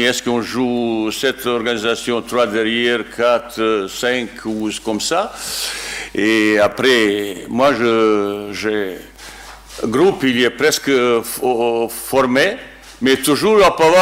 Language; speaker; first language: French; non-native, learner; Bosnian